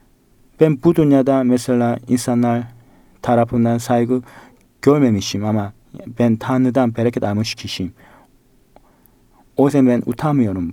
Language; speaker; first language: Turkish; non-native, fluent; Korean